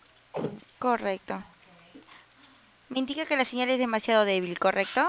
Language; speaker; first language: Spanish; native; Spanish